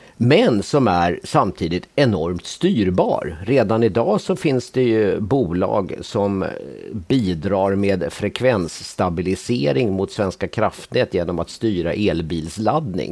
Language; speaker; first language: Swedish; native; Swedish